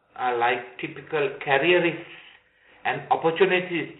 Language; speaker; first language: English; non-native, local second language; Sinhala